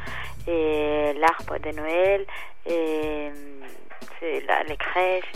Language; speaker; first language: French; non-native, fluent; Spanish